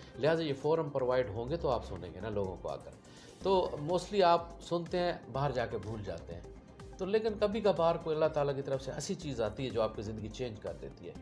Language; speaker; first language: Urdu; non-native, local second language; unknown